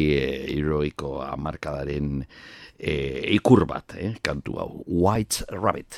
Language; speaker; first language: Basque; native; Basque